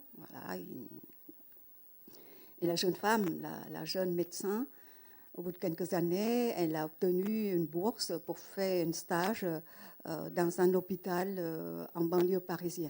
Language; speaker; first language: French; non-native, fluent; Vietnamese